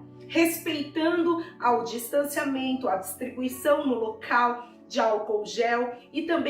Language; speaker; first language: Portuguese; native; Portuguese